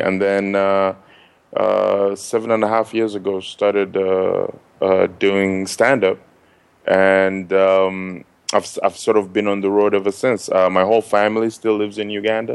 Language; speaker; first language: English; non-native, local second language; Ganda